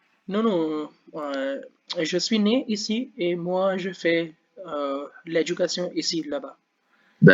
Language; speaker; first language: French; non-native, learner; Hindi